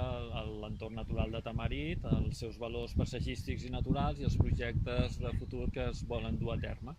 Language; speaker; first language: Catalan; native; Catalan